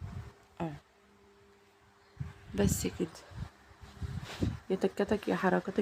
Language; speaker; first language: Arabic; native; Arabic